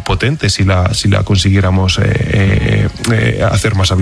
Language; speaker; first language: Spanish; native; Spanish